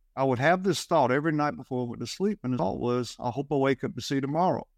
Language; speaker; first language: English; native; English